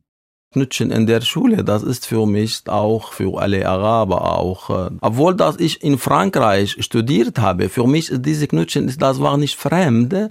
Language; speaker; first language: German; non-native, learner; Arabic